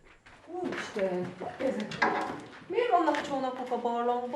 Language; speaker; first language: Hungarian; non-native, learner; Korean